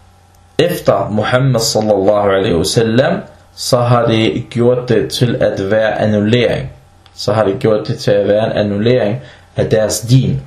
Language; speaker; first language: Danish; early bilingual, other home language; Arabic